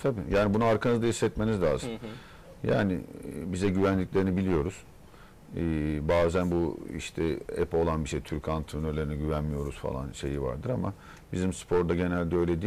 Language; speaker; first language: Turkish; native; Turkish